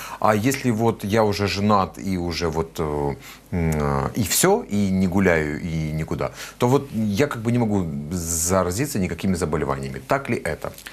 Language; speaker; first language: Russian; native; Russian